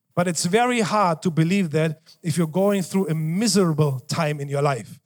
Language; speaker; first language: English; non-native, fluent; German